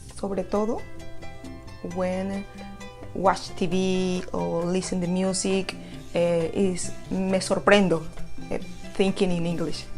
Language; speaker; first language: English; non-native, learner; Spanish